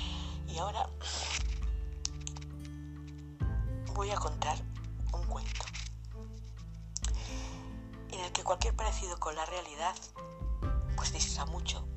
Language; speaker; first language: Spanish; native; Spanish